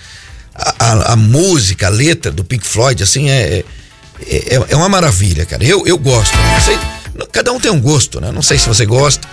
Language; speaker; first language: Portuguese; native; Portuguese